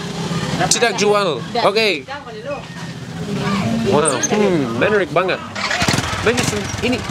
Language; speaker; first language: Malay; non-native, learner; English